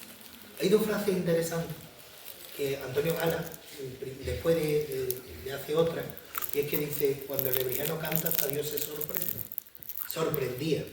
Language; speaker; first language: Spanish; native; Spanish